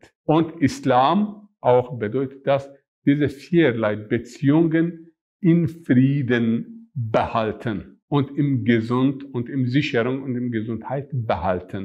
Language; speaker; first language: German; non-native, fluent; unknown